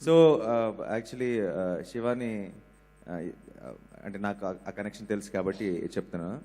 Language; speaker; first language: Telugu; native; Telugu